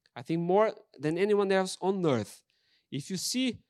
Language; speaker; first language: English; non-native, fluent; Portuguese